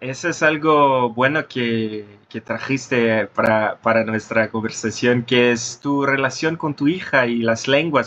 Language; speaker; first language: Spanish; non-native, fluent; Portuguese